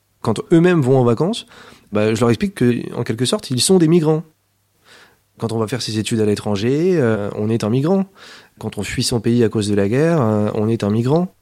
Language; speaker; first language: French; native; French